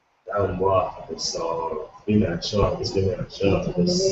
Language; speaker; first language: Irish; non-native, local second language; English